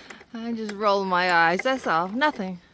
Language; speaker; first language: English; native; English